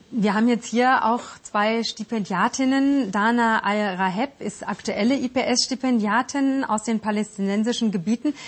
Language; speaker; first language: German; native; German